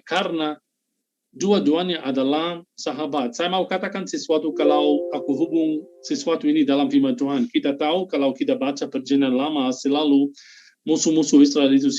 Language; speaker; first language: Indonesian; non-native, fluent; Arabic